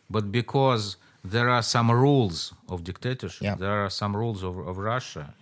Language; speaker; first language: English; non-native, fluent; Russian